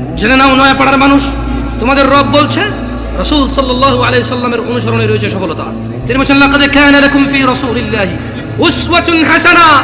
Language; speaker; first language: Bangla; early bilingual, heritage; Bangla